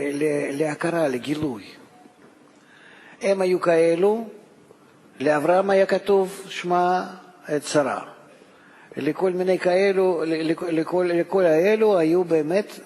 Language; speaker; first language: Hebrew; non-native, fluent; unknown